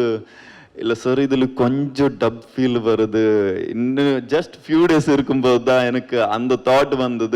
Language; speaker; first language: Tamil; non-native, learner; Kannada